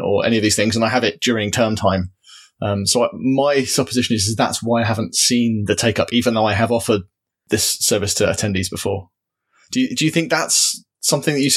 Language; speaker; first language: English; native; English